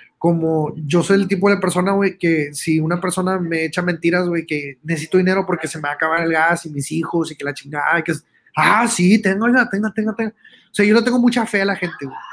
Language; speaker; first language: Spanish; early bilingual, heritage; Spanish